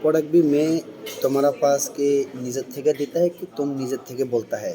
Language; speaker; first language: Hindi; non-native, learner; Bangla